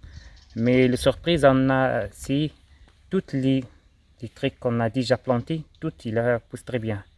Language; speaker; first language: French; non-native, local second language; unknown